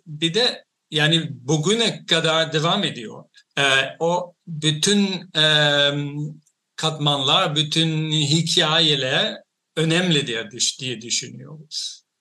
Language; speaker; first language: Turkish; non-native, fluent; Dutch